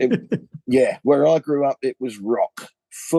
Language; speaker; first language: English; native; English